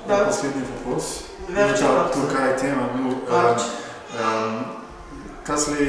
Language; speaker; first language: Russian; non-native, learner; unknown